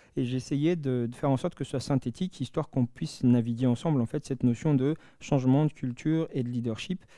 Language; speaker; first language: French; non-native, local second language; Malagasy